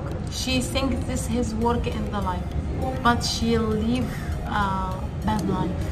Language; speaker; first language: English; non-native, learner; Arabic